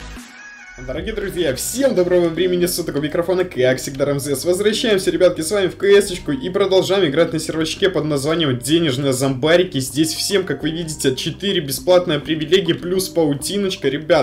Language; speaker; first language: Russian; native; Russian